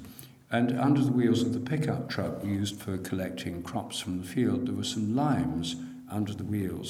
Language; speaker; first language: English; native; English